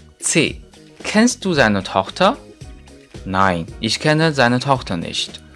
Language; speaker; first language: German; non-native, fluent; Chinese